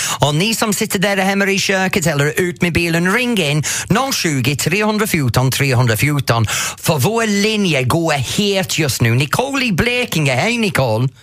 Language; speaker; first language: Swedish; non-native, fluent; English